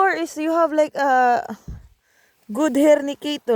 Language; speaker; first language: English; non-native, local second language; Cebuano